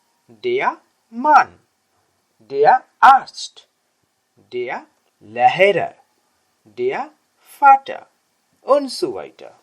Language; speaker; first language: German; non-native, learner; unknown